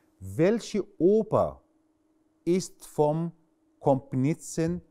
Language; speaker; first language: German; non-native, fluent; Arabic